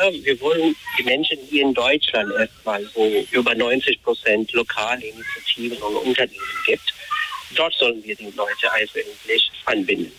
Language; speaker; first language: German; non-native, fluent; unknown